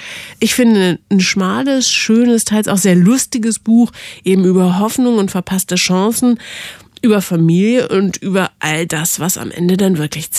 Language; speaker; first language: German; native; German